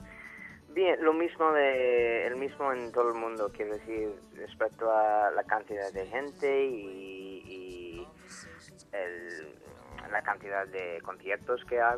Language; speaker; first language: Spanish; non-native, fluent; English